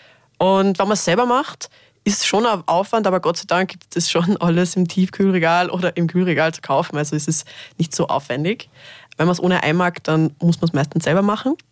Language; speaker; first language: German; native; German